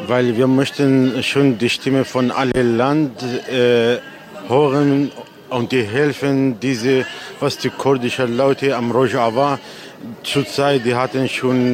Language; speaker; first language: German; non-native, learner; Kurdish